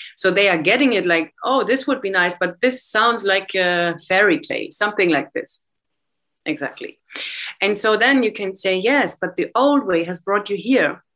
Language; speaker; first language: English; non-native, fluent; German